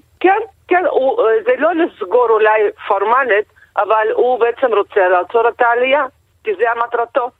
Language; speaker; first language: Hebrew; non-native, fluent; Russian